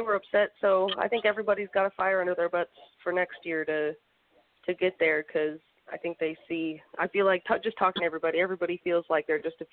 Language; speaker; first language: English; native; English